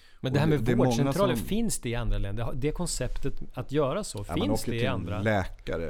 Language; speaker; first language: Swedish; native; Swedish